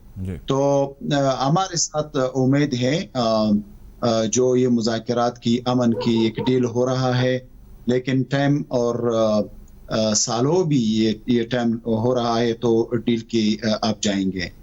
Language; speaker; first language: Hindi; non-native, fluent; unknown